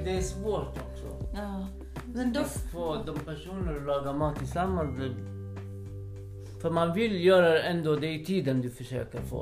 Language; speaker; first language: Swedish; non-native, fluent; Kurdish